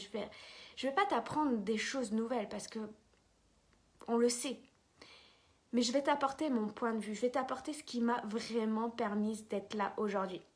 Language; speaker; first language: French; native; French